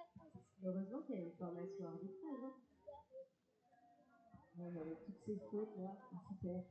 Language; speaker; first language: French; native; French